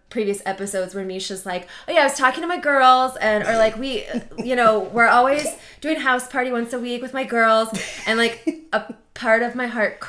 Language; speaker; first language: English; native; English